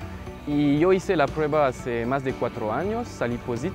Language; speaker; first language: Spanish; non-native, fluent; French